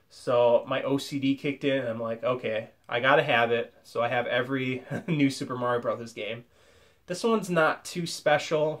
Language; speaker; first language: English; native; English